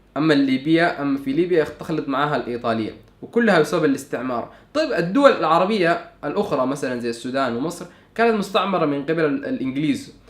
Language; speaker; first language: Arabic; native; Arabic